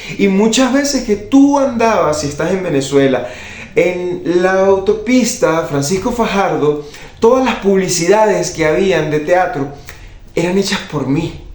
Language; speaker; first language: Spanish; native; Spanish